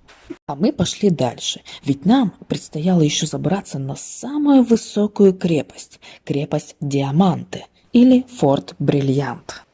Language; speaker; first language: Russian; native; Russian